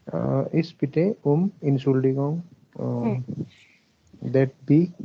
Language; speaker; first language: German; non-native, learner; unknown